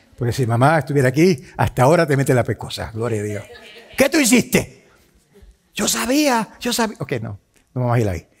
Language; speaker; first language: Spanish; early bilingual, heritage; Spanish